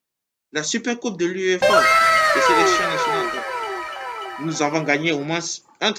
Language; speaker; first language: French; native; French